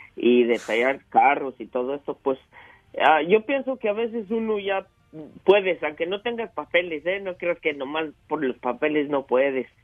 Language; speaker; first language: Spanish; native; Spanish